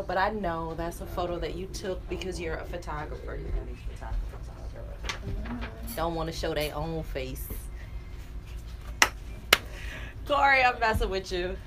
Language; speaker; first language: English; native; English